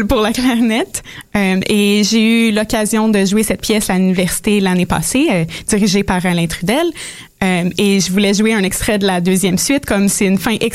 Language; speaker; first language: French; native; French